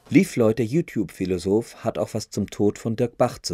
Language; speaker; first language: German; native; German